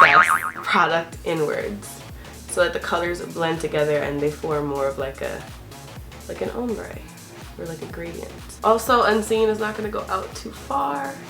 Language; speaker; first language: English; native; English